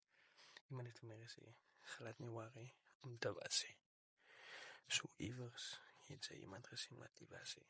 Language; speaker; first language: Dutch; non-native, learner; Afrikaans